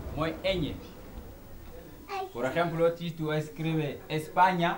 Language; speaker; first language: Spanish; non-native, local second language; Wolof